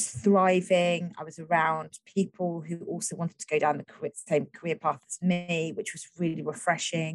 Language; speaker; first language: English; native; English